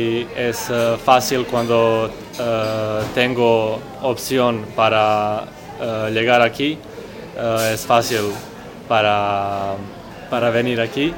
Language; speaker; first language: Spanish; non-native, learner; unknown